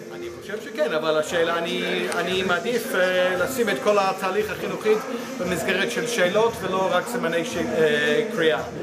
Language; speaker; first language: Hebrew; non-native, fluent; English